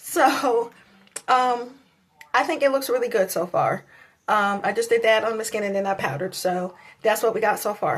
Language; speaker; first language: English; native; English